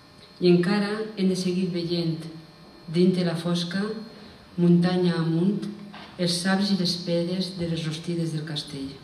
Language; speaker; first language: Catalan; native; Catalan